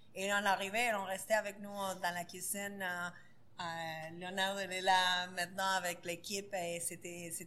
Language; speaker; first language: French; non-native, fluent; Spanish